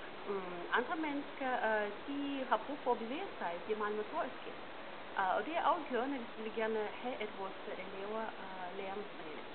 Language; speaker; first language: Danish; non-native, fluent; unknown